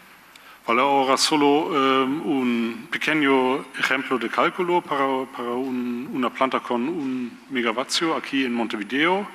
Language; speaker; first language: Spanish; non-native, learner; German